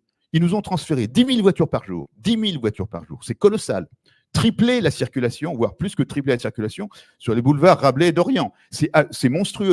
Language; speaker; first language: French; native; French